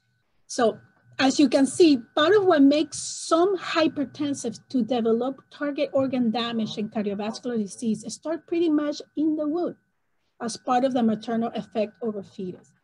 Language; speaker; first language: English; non-native, fluent; Spanish